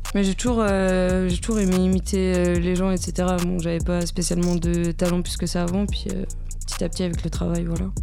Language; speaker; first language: French; native; French